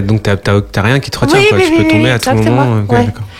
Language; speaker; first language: French; native; French